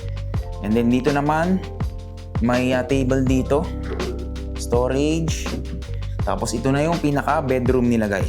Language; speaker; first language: Filipino; native; Filipino